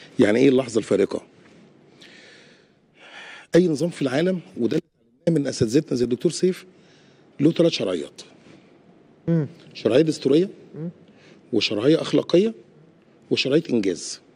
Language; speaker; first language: Arabic; native; Arabic